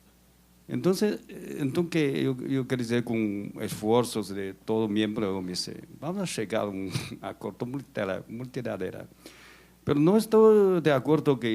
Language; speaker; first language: Portuguese; non-native, learner; Chinese